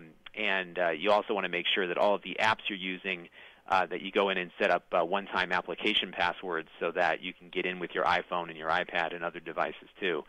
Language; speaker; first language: English; native; English